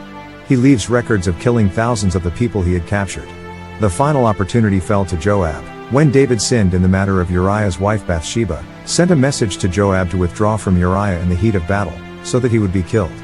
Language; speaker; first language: English; native; English